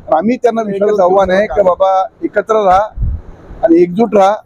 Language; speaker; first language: Marathi; non-native, local second language; Marwari